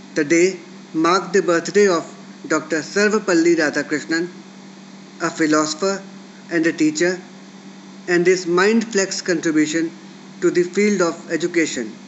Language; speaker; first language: English; non-native, local second language; Hindi